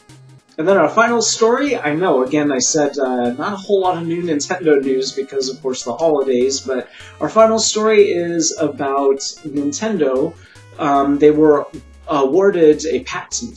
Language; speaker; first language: English; native; English